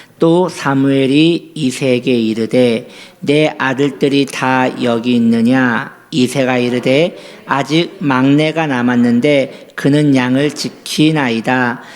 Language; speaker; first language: Korean; native; Korean